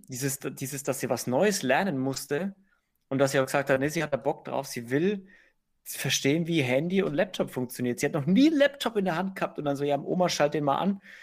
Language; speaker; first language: German; native; German